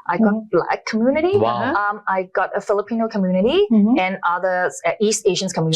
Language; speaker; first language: English; non-native, local second language; Cantonese